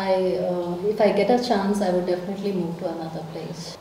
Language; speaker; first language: English; non-native, local second language; Malayalam